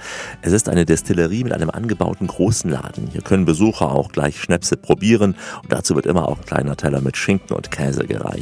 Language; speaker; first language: German; native; German